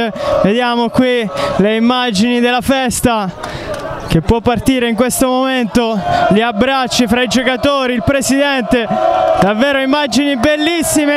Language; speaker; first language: Italian; native; Italian